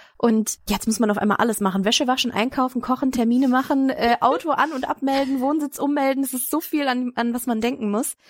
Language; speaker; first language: German; native; German